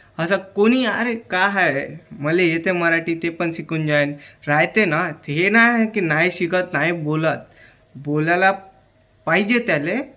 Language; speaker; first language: Marathi; early bilingual, other home language; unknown